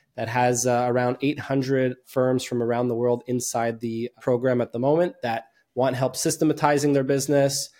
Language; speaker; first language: English; native; English